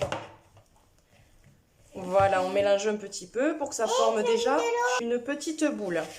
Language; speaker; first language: French; native; French